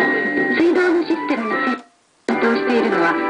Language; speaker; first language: Japanese; native; Japanese